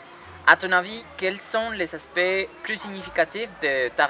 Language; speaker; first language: French; non-native, learner; Spanish